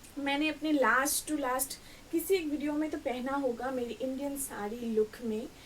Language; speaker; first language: Hindi; non-native, local second language; Bangla